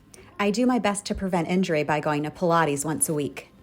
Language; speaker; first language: English; native; English